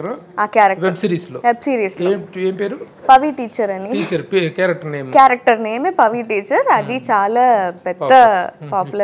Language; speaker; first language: Telugu; non-native, learner; Tamil